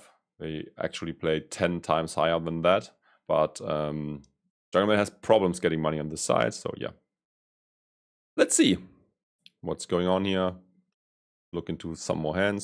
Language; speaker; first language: English; non-native, fluent; German